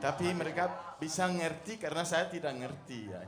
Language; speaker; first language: Indonesian; non-native, fluent; French